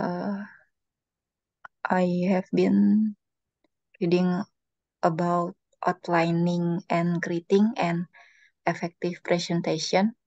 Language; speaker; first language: English; non-native, learner; Indonesian